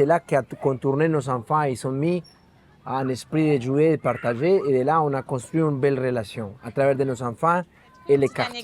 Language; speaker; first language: French; non-native, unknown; Spanish